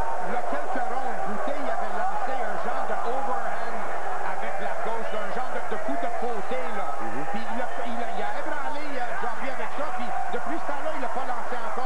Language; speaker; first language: French; native; French